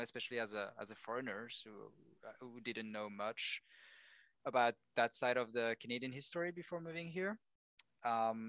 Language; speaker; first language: English; non-native, fluent; French